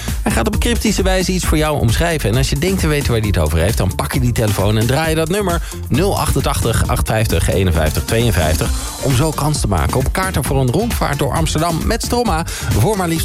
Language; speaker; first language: Dutch; native; Dutch